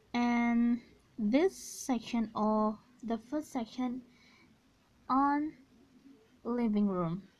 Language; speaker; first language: English; non-native, learner; Indonesian